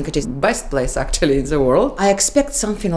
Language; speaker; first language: English; non-native, fluent; Kyrgyz